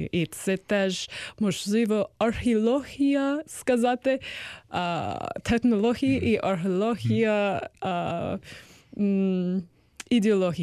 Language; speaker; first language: Ukrainian; non-native, learner; English